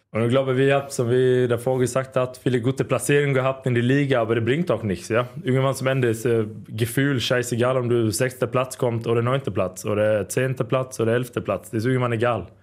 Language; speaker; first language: German; non-native, learner; Swedish